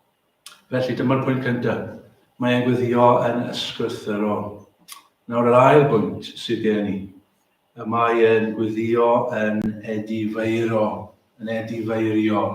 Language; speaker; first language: Welsh; native; Welsh